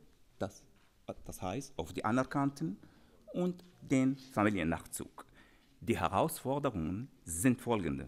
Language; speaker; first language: German; non-native, fluent; Arabic